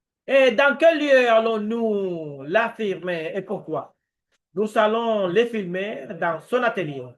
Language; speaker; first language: French; non-native, learner; Spanish